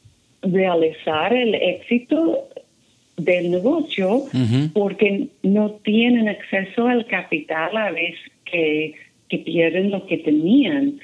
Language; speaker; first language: Spanish; non-native, fluent; English